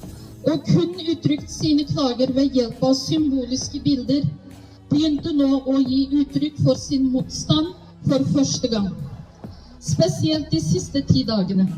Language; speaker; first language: Norwegian; non-native, fluent; Uyghur